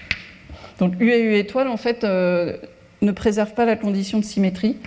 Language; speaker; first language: French; native; French